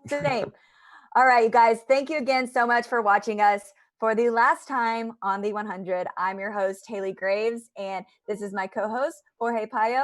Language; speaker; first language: English; native; English